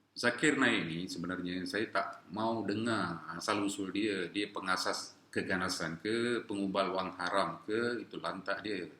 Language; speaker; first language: Malay; non-native, local second language; Tamil